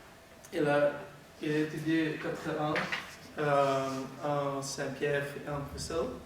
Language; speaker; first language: French; non-native, learner; Dutch